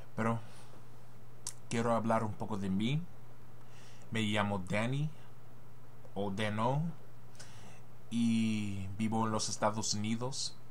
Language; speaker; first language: Spanish; non-native, learner; English